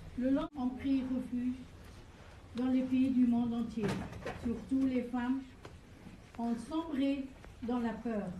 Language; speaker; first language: French; non-native, fluent; Persian